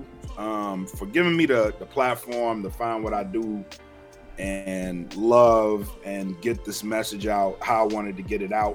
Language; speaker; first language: English; native; English